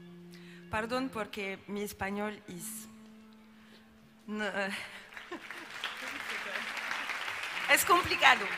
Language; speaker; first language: Spanish; non-native, learner; French